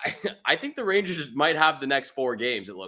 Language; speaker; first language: English; native; English